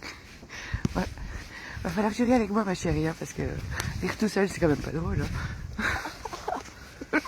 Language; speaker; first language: French; native; French